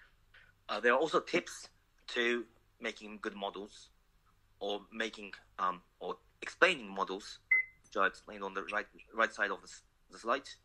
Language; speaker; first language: English; non-native, fluent; Japanese